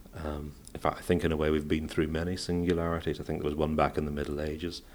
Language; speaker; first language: English; native; English